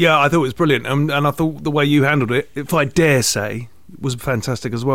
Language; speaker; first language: English; native; English